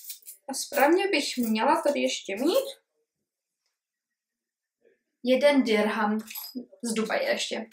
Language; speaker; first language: Czech; early bilingual, heritage; Czech